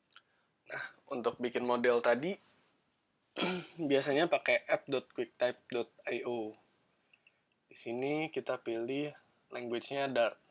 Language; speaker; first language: Indonesian; native; Indonesian